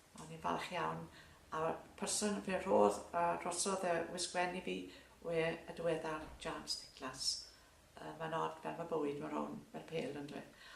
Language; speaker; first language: Welsh; native; Welsh